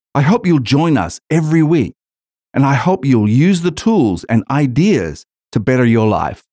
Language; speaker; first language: English; native; English